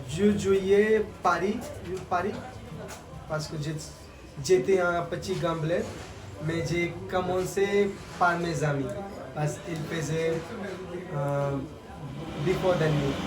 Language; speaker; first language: French; non-native, learner; Hindi